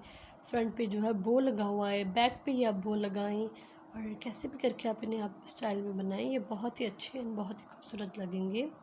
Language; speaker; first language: Hindi; native; Hindi